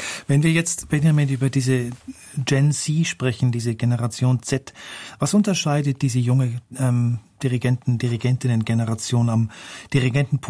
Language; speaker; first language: German; native; German